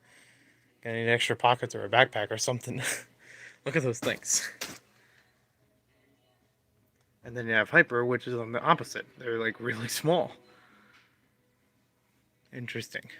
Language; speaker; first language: English; native; English